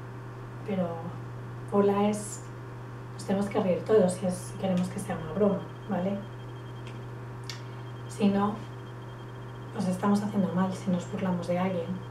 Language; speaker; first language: Spanish; native; Spanish